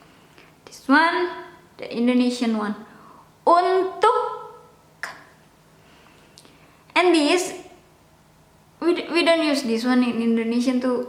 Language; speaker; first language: English; non-native, local second language; Indonesian